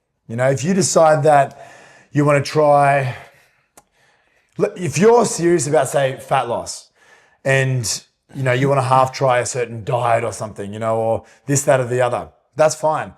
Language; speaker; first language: English; native; English